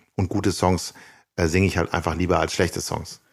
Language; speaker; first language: German; native; German